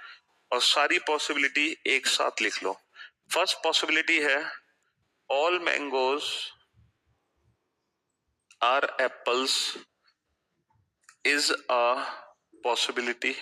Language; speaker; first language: Hindi; native; Hindi